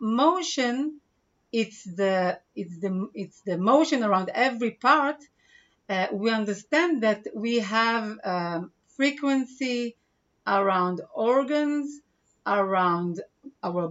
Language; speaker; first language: English; non-native, fluent; Hebrew